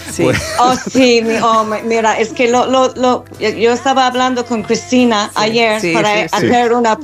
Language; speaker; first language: Spanish; non-native, fluent; English